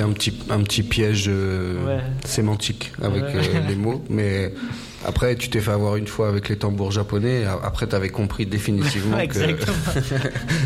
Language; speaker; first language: French; native; French